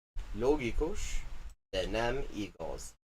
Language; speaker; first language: Hungarian; non-native, learner; English